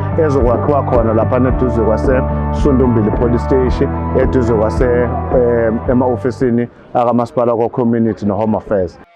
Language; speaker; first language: Zulu; native; Zulu